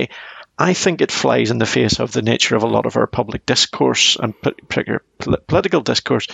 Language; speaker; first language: English; native; English